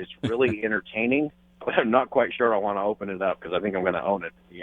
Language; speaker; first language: English; native; English